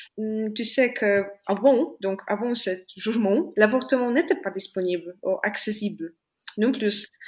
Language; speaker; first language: French; non-native, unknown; Polish